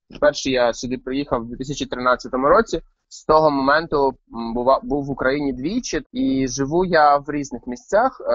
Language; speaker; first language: Ukrainian; native; Ukrainian